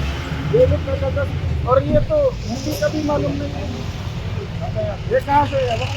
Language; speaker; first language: Hindi; non-native, local second language; Khasi